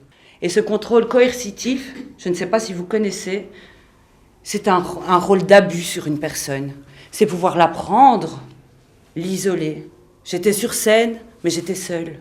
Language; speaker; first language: French; native; French